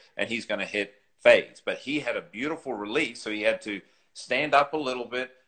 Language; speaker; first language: English; native; English